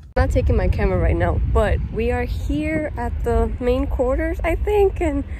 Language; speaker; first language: English; early bilingual, other home language; Spanish